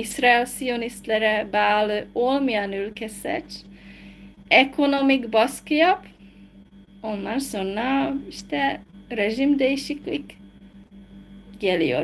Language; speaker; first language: Turkish; non-native, fluent; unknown